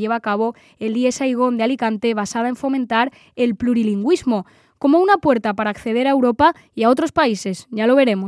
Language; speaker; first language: Spanish; native; Spanish